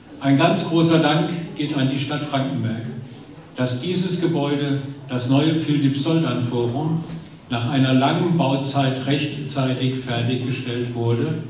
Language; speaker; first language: German; native; German